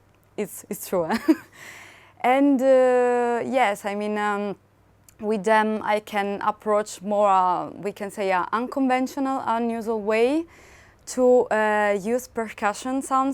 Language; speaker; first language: English; non-native, fluent; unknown